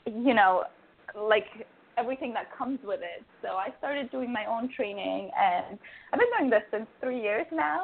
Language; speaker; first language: English; non-native, fluent; Swiss German